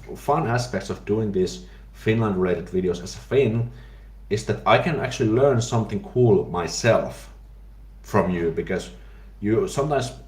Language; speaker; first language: English; non-native, fluent; Finnish